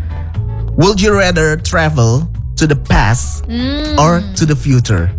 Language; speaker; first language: English; non-native, learner; Indonesian